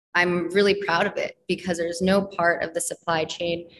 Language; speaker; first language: English; native; English